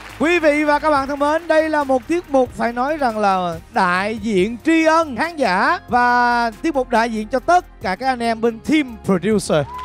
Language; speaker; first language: Vietnamese; native; Vietnamese